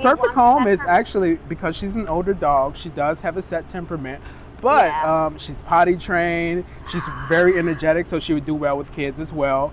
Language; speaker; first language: English; native; English